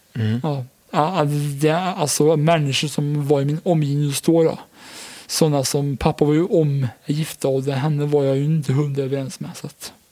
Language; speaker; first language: Swedish; native; Swedish